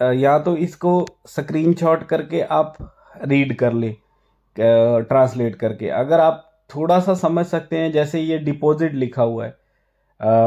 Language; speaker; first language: Hindi; non-native, local second language; Punjabi